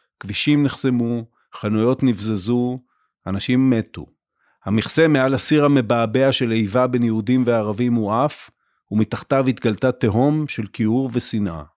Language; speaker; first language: Hebrew; native; Hebrew